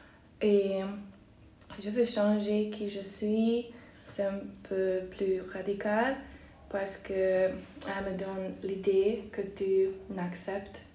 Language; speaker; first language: French; non-native, fluent; Hungarian